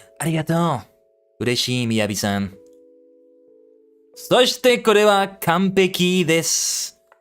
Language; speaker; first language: Japanese; non-native, learner; English